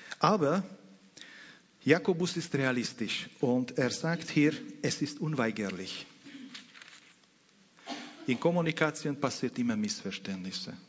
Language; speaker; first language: German; non-native, fluent; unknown